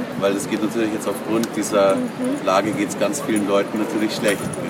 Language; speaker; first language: German; native; German